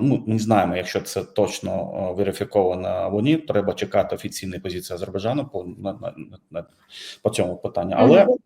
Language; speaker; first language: Ukrainian; non-native, fluent; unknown